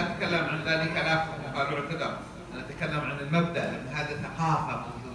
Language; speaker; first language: Arabic; native; Arabic